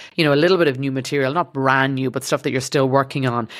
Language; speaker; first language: English; native; English